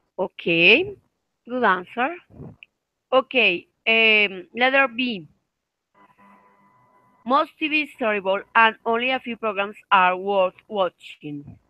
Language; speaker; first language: English; non-native, fluent; Spanish